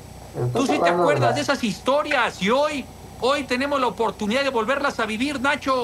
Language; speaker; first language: Spanish; native; Spanish